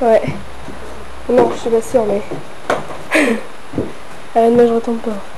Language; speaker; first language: French; native; French